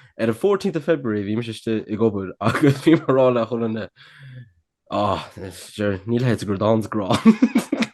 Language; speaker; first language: Irish; native; Irish